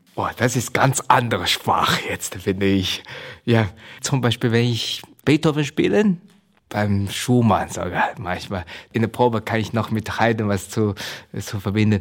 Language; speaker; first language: German; non-native, learner; Chinese